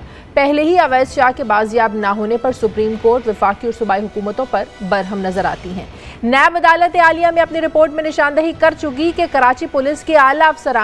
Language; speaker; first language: Urdu; native; Urdu